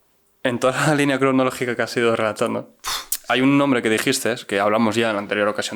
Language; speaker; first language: Spanish; native; Spanish